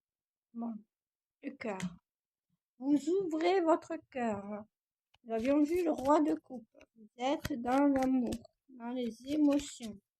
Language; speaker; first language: French; native; French